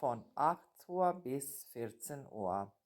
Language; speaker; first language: German; non-native, fluent; Serbian